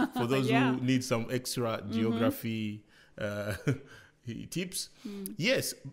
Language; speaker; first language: English; non-native, fluent; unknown